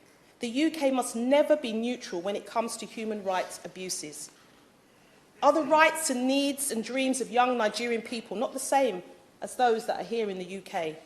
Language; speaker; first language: English; native; English